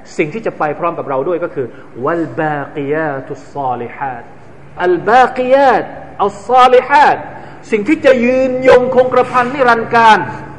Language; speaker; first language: Thai; non-native, local second language; Malay